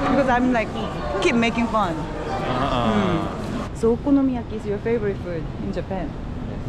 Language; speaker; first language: English; non-native, learner; Korean